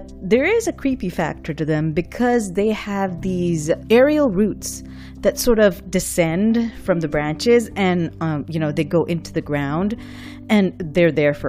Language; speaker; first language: English; non-native, local second language; Urdu